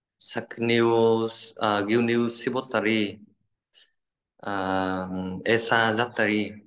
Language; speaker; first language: Japanese; non-native, learner; Vietnamese